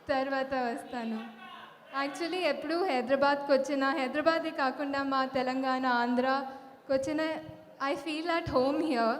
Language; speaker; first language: Telugu; non-native, fluent; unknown